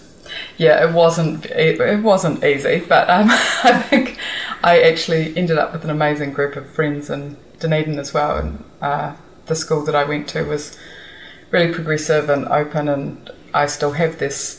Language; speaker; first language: English; native; English